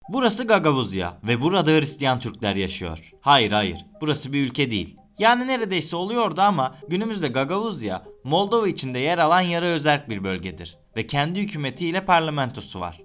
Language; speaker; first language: Turkish; native; Turkish